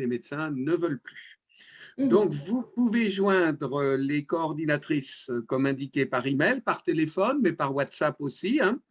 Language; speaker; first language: French; native; French